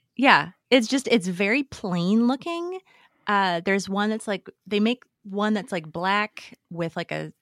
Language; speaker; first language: English; native; English